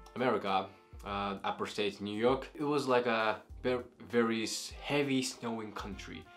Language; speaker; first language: English; non-native, fluent; Japanese